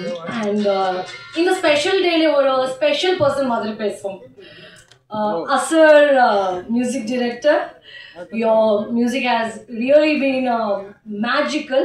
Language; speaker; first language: Tamil; non-native, learner; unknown